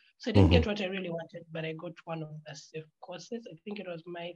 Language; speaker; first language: English; non-native, local second language; Ganda